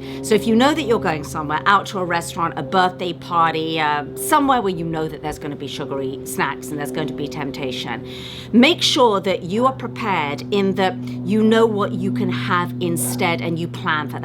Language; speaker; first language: English; native; English